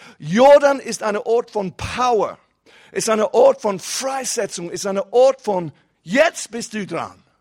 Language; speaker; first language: German; non-native, fluent; English